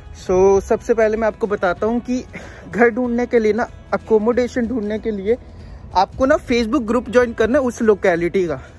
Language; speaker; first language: Hindi; native; Hindi